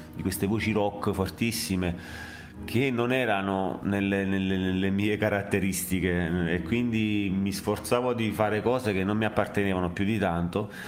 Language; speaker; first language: Italian; native; Italian